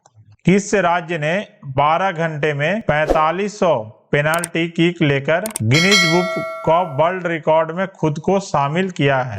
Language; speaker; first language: Hindi; native; Hindi